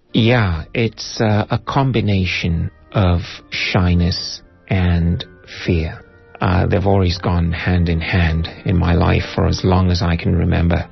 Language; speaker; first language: English; non-native, local second language; Ganda